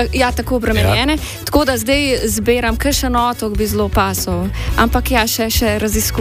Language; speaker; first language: Slovenian; native; Slovenian